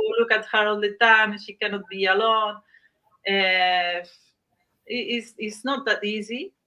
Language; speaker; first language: English; non-native, learner; Spanish